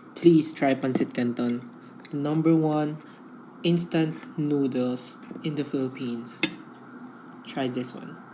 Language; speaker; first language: English; non-native, local second language; Filipino